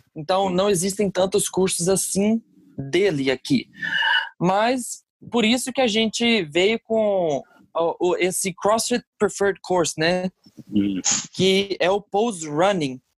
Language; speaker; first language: Portuguese; early bilingual, other home language; English